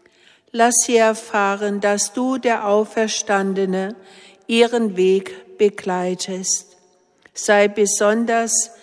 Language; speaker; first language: German; native; German